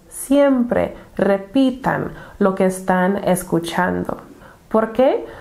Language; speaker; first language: Spanish; non-native, fluent; English